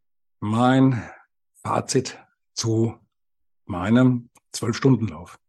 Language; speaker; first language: German; native; German